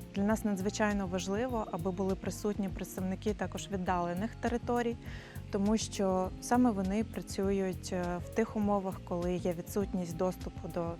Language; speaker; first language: Ukrainian; native; Ukrainian